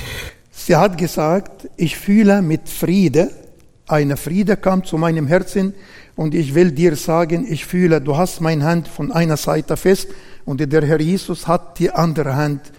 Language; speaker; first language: German; non-native, learner; Arabic